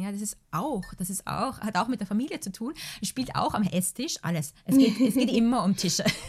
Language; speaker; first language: German; native; German